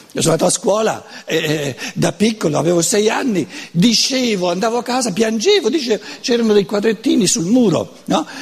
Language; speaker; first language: Italian; non-native, local second language; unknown